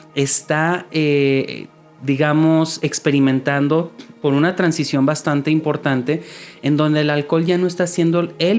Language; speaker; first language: Spanish; native; Spanish